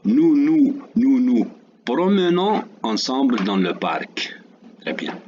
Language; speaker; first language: French; non-native, local second language; Arabic